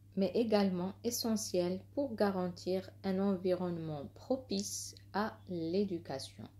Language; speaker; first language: French; non-native, local second language; Arabic